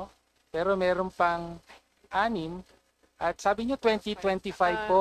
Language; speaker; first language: Filipino; native; Filipino